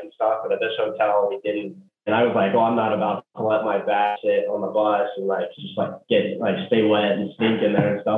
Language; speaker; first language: English; native; English